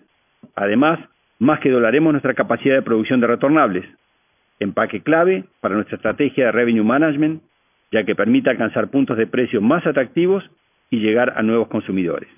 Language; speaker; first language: Spanish; native; Spanish